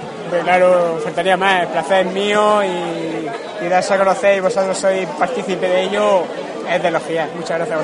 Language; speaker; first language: Spanish; native; Spanish